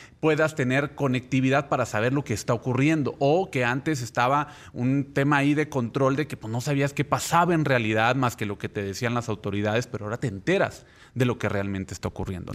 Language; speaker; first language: Spanish; native; Spanish